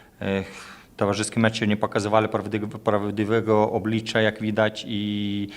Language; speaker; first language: Polish; non-native, fluent; Lithuanian